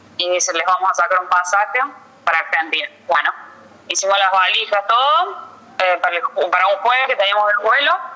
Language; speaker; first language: Spanish; native; Spanish